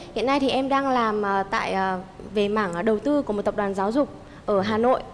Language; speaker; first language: Vietnamese; native; Vietnamese